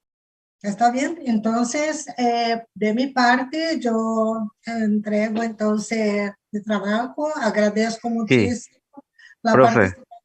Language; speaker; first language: Spanish; non-native, fluent; Portuguese